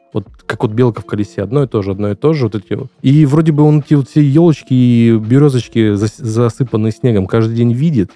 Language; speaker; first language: Russian; native; Russian